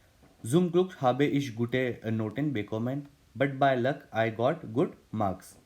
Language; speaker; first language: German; non-native, fluent; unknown